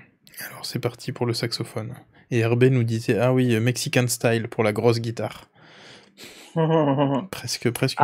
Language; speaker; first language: French; native; French